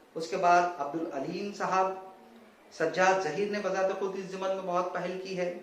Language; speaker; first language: Urdu; native; Urdu